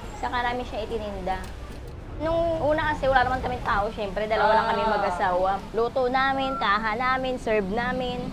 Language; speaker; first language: Filipino; native; Filipino